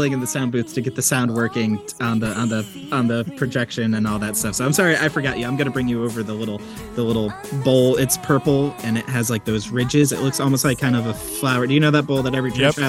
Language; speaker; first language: English; native; English